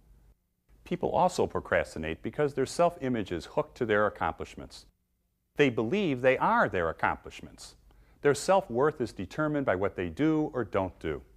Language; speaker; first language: English; native; English